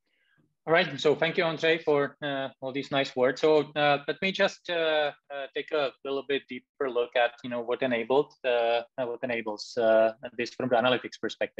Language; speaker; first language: English; non-native, fluent; Czech